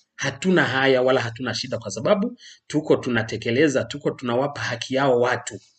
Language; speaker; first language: Swahili; non-native, local second language; Rundi